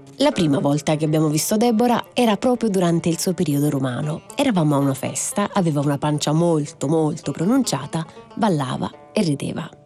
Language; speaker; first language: Italian; native; Italian